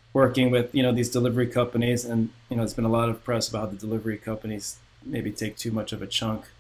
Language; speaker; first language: English; native; English